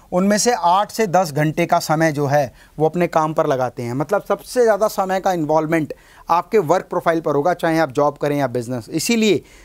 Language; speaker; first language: Hindi; native; Hindi